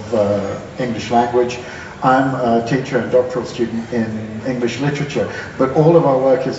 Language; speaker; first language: English; native; English